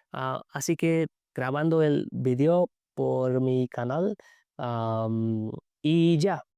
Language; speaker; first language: Spanish; non-native, learner; English